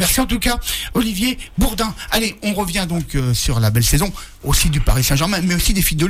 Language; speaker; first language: French; native; French